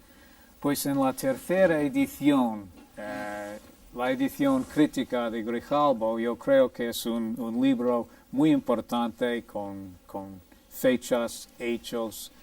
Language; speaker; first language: Spanish; non-native, fluent; English